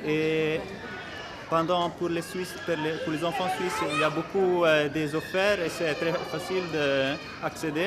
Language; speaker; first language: French; non-native, fluent; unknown